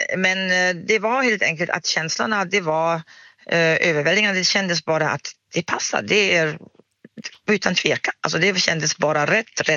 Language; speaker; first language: Swedish; non-native, fluent; German